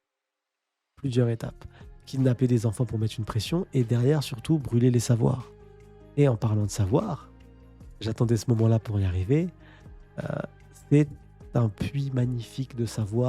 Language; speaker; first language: French; native; French